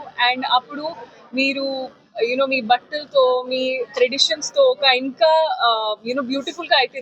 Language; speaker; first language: Telugu; non-native, fluent; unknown